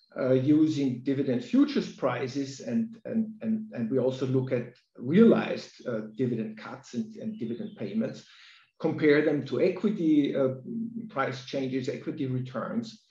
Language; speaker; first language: English; non-native, fluent; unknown